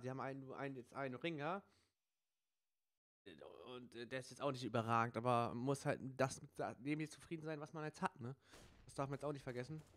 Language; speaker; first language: German; native; German